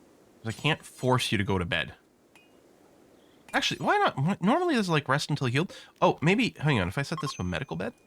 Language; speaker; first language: English; native; English